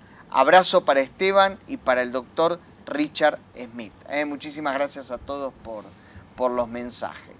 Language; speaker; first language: Spanish; native; Spanish